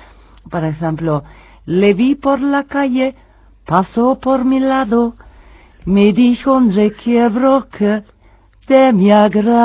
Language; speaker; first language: Spanish; non-native, learner; Turkish